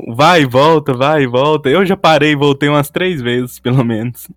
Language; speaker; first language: Portuguese; native; Portuguese